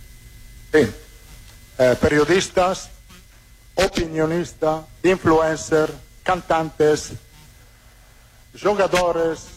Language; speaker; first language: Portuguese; non-native, fluent; Italian